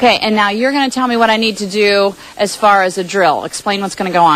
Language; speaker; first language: English; native; English